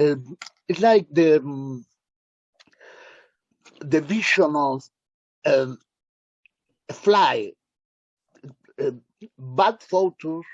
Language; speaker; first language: English; non-native, learner; Spanish